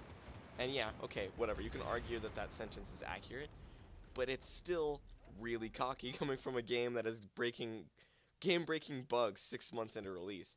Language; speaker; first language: English; native; English